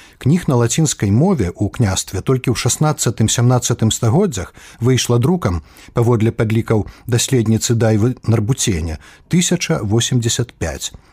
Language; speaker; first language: Belarusian; native; Belarusian